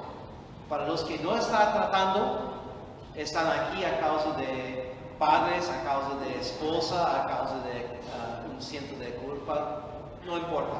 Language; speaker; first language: Spanish; non-native, fluent; English